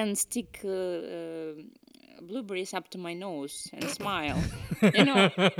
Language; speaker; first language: English; non-native, fluent; Ukrainian